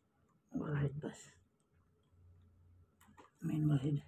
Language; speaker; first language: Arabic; non-native, learner; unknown